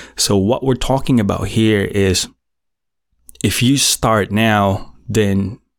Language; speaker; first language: English; non-native, local second language; Filipino